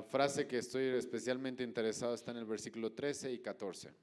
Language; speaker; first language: Spanish; native; Spanish